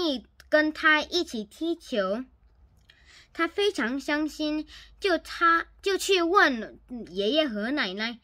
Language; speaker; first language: Chinese; non-native, learner; Korean